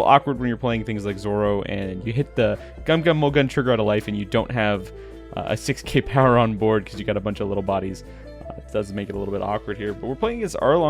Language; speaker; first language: English; native; English